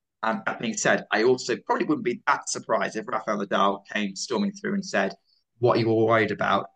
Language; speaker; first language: English; native; English